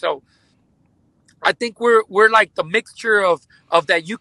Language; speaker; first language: English; early bilingual, other home language; Spanish